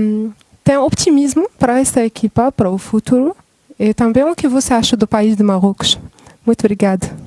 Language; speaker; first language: Portuguese; non-native, learner; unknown